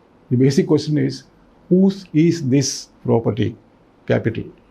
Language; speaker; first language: English; non-native, local second language; Malayalam